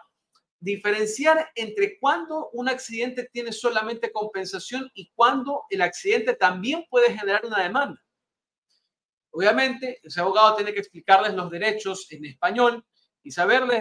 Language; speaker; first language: Spanish; native; Spanish